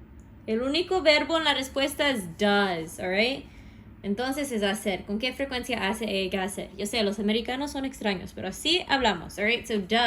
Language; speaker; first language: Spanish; non-native, fluent; English